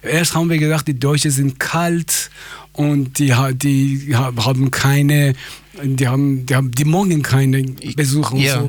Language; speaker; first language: German; non-native, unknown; Persian